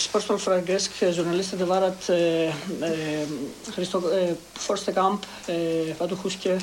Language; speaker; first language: Norwegian; non-native, learner; Greek